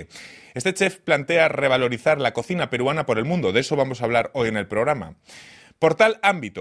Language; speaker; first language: Spanish; native; Spanish